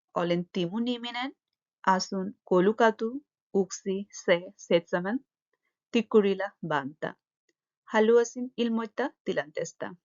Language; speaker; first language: Finnish; non-native, learner; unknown